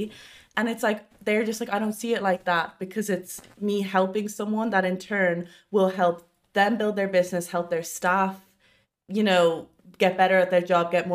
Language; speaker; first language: English; native; English